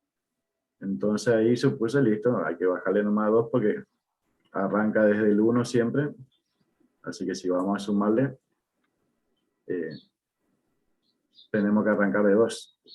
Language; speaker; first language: Spanish; native; Spanish